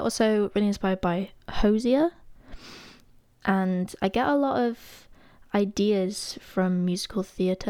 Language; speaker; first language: English; native; English